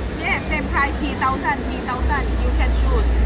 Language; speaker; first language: English; non-native, learner; Thai